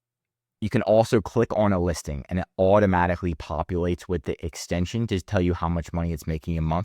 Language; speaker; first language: English; native; English